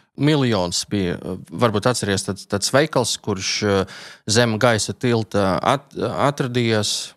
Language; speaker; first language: Latvian; non-native, local second language; Russian